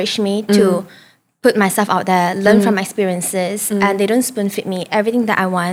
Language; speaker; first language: English; non-native, local second language; Chinese